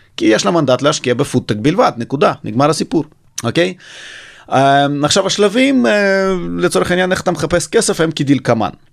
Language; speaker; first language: Hebrew; early bilingual, other home language; Russian